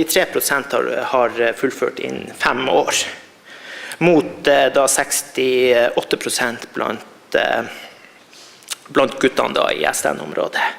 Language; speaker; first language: Norwegian; native; Norwegian